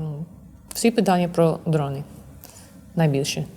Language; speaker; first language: Ukrainian; non-native, learner; English